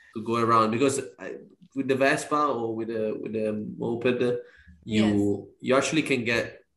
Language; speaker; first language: English; non-native, fluent; Italian